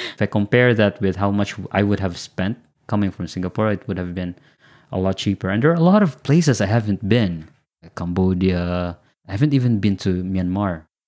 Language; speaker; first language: English; non-native, local second language; Filipino